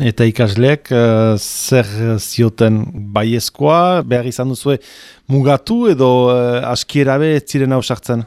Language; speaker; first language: Basque; native; Basque